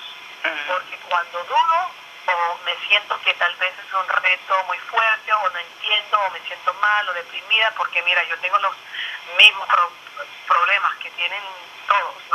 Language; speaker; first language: Spanish; early bilingual, other home language; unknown